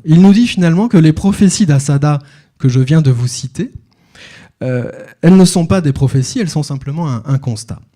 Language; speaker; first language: French; native; French